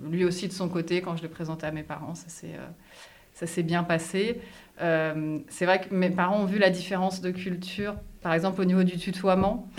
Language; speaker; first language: French; native; French